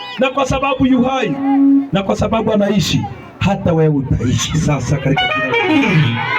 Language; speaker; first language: Swahili; non-native, local second language; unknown